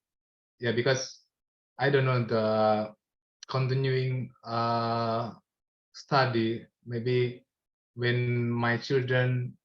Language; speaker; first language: English; non-native, learner; Indonesian